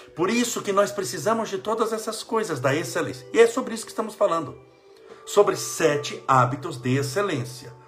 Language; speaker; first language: Portuguese; native; Portuguese